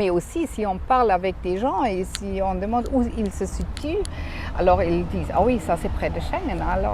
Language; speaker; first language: French; non-native, fluent; German